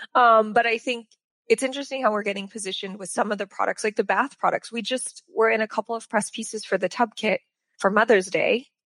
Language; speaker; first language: English; native; English